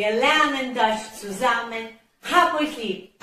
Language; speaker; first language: German; non-native, fluent; Italian